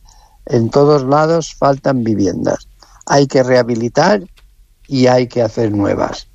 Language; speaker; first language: Spanish; native; Spanish